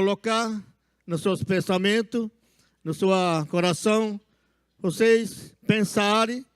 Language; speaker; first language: Portuguese; non-native, local second language; Yanomámi